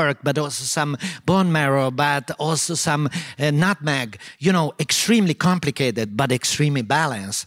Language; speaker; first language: English; non-native, fluent; Italian